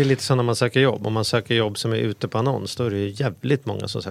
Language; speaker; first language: Swedish; native; Swedish